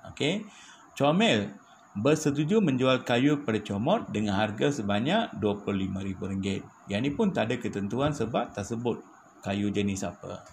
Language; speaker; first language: Malay; non-native, local second language; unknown